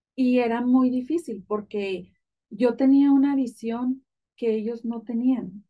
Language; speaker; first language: Spanish; native; Spanish